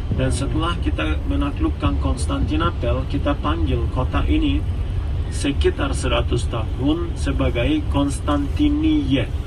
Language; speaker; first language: Indonesian; non-native, fluent; Turkish